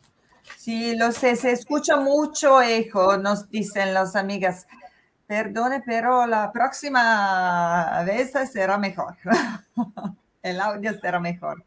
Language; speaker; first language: Spanish; non-native, fluent; Italian